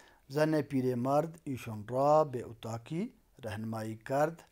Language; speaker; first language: Persian; non-native, local second language; Urdu